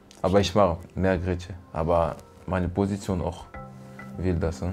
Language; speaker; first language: German; non-native, learner; French